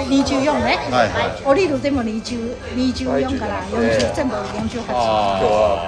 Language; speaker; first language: Japanese; non-native, fluent; Chinese